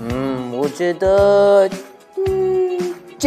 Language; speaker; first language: Chinese; non-native, learner; English